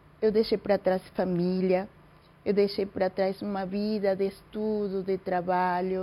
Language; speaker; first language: Portuguese; non-native, fluent; Spanish